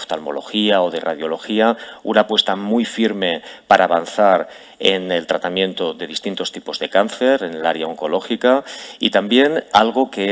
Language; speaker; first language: Spanish; native; Spanish